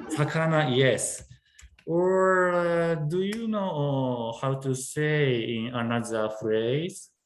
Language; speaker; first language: English; non-native, learner; Japanese